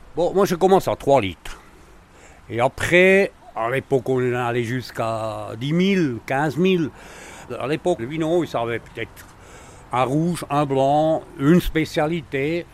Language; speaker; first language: French; non-native, local second language; Swiss German